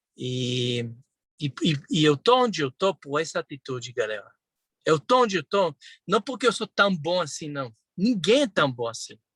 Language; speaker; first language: Portuguese; non-native, fluent; Hebrew